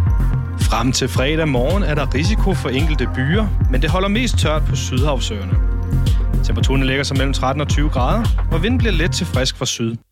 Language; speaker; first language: Danish; native; Danish